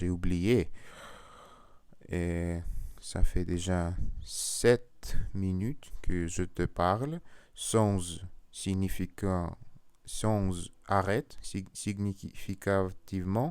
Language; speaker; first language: French; non-native, learner; Russian